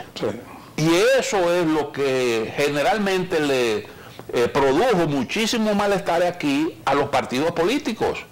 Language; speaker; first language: Spanish; native; Spanish